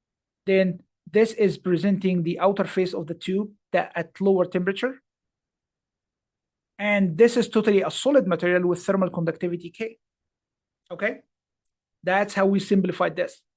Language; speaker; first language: English; non-native, fluent; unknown